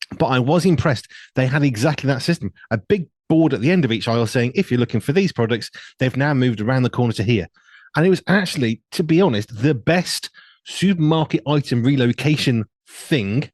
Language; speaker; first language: English; native; English